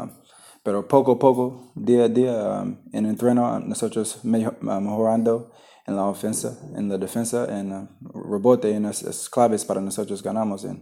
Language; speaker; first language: Spanish; non-native, learner; English